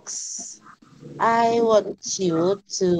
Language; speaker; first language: English; non-native, learner; Indonesian